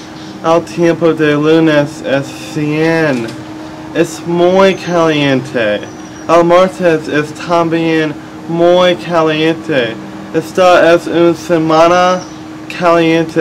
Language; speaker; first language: Spanish; non-native, learner; English